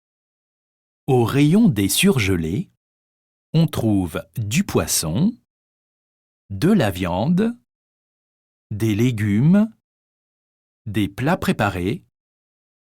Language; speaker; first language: French; native; French